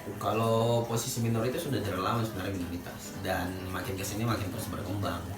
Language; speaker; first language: Indonesian; native; Indonesian